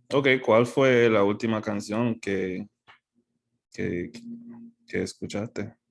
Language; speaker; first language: Spanish; non-native, fluent; English